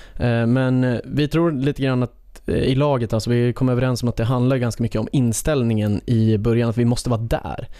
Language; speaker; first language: Swedish; native; Swedish